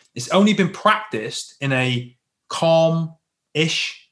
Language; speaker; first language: English; native; English